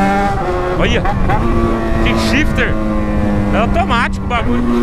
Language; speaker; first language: Portuguese; native; Portuguese